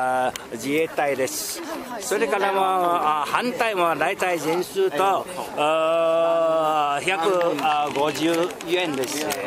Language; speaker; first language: Japanese; non-native, learner; Chinese